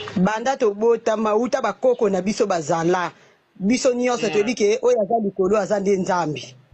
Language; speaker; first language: Lingala; non-native, local second language; Kongo